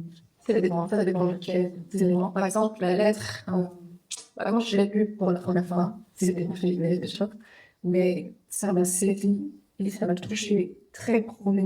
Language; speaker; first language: French; non-native, fluent; Vietnamese